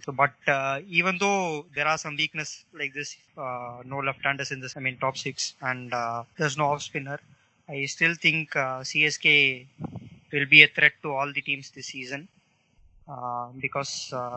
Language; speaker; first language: English; non-native, local second language; Tamil